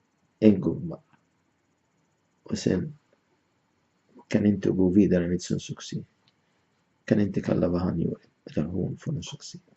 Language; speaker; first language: Swedish; non-native, fluent; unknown